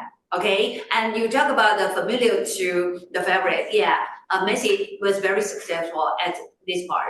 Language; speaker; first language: English; non-native, fluent; Chinese